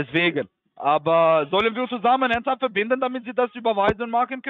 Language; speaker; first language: German; non-native, fluent; Albanian